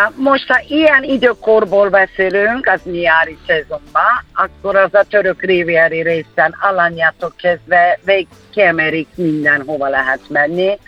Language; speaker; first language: Hungarian; non-native, fluent; Turkish